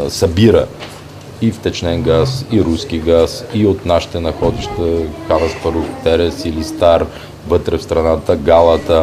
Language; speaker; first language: Bulgarian; native; Bulgarian